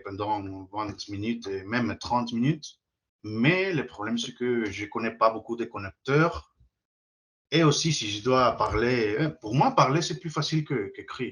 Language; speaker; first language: French; non-native, fluent; Spanish